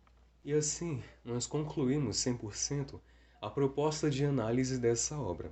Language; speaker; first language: Portuguese; native; Portuguese